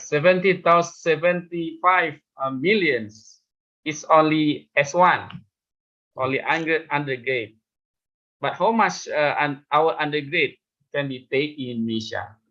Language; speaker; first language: English; non-native, fluent; Indonesian